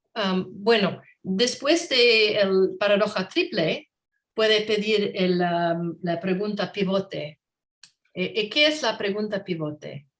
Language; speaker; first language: Spanish; non-native, learner; English